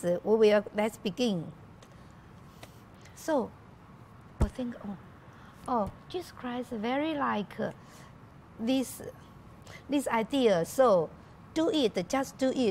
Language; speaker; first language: English; non-native, learner; Chinese